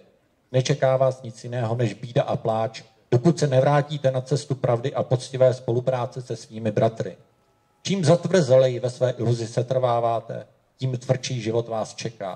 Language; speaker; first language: Czech; native; Czech